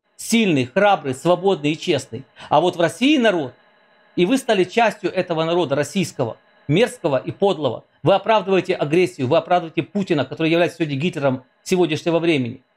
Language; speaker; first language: Russian; native; Russian